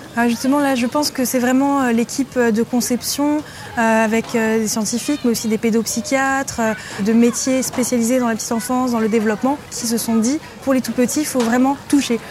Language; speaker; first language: French; native; French